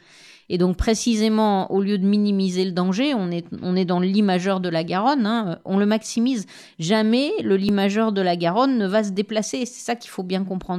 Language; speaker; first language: French; native; French